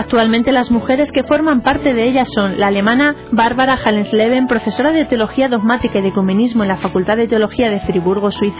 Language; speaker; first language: Spanish; native; Spanish